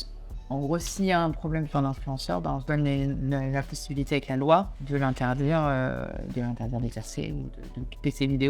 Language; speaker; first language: French; native; French